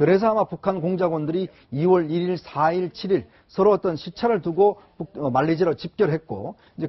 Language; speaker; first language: Korean; native; Korean